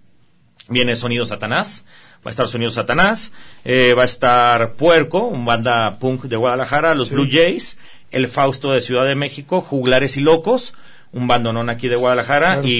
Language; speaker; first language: Spanish; native; Spanish